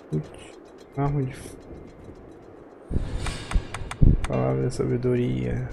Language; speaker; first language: Portuguese; native; Portuguese